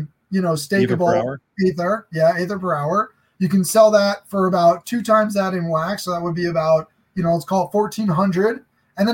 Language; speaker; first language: English; native; English